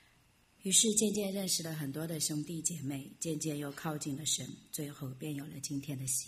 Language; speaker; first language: Chinese; native; Chinese